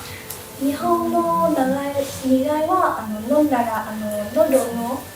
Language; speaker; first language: Japanese; non-native, learner; Vietnamese